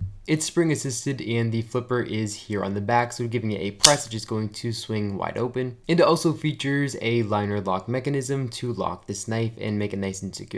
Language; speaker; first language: English; native; English